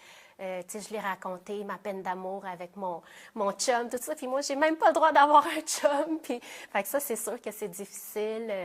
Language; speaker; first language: French; early bilingual, other home language; Vietnamese